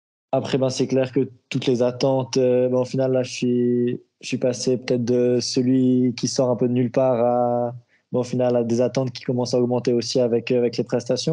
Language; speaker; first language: French; native; French